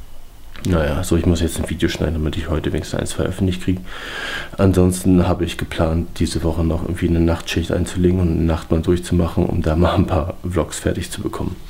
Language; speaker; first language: German; native; German